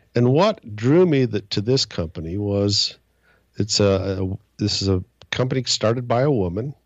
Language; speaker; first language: English; native; English